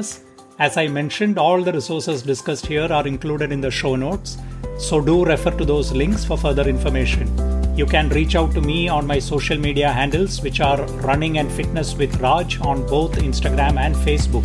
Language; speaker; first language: English; non-native, local second language; Malayalam